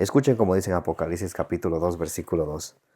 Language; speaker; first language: Spanish; native; Spanish